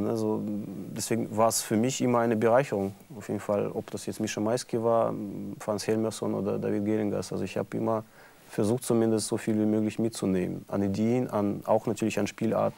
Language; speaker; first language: German; non-native, fluent; Russian